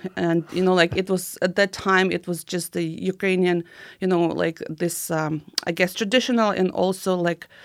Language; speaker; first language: English; non-native, fluent; Ukrainian